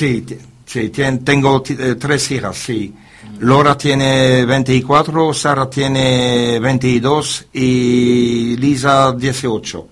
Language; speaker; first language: Spanish; non-native, learner; French